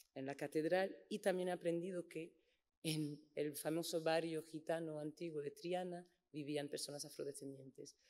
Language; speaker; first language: Spanish; non-native, fluent; English